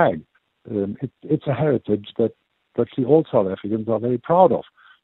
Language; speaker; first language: English; non-native, fluent; German